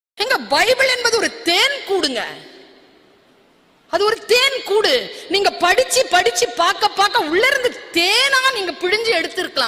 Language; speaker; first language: Tamil; native; Tamil